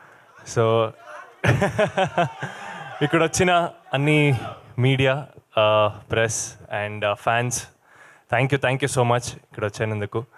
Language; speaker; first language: Telugu; non-native, local second language; Kannada